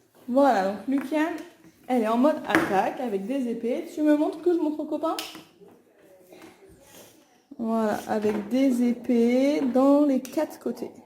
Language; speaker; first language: French; native; French